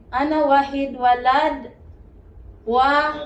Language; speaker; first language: Arabic; non-native, learner; Filipino